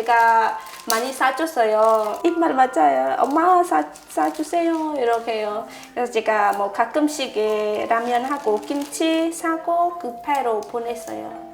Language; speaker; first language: Korean; non-native, learner; Khmer